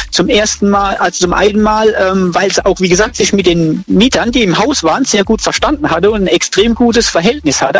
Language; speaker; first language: German; native; German